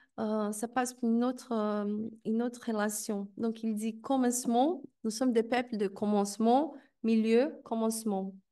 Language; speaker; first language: French; non-native, fluent; Portuguese